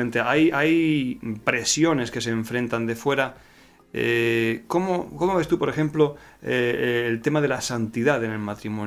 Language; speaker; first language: Spanish; native; Spanish